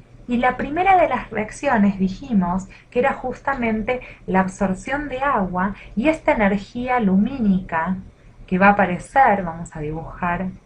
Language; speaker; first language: Spanish; native; Spanish